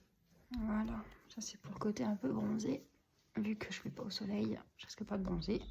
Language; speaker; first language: French; native; French